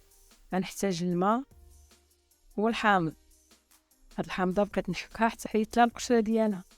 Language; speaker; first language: Arabic; native; Arabic